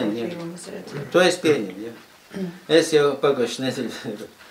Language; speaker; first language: Latvian; non-native, local second language; Russian